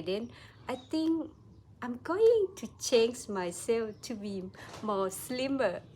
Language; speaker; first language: English; non-native, learner; Thai